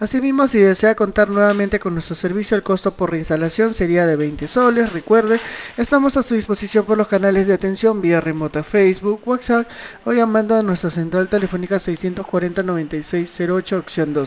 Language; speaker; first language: Spanish; native; Spanish